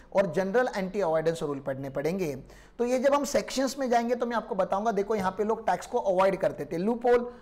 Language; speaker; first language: Hindi; non-native, local second language; Marathi